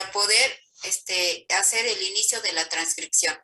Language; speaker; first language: Spanish; native; Spanish